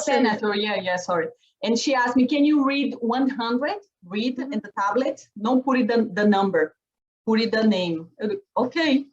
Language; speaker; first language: English; non-native, learner; Portuguese